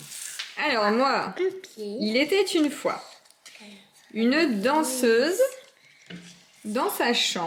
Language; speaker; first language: French; native; French